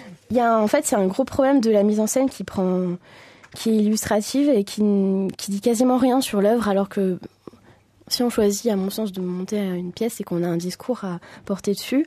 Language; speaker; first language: French; native; French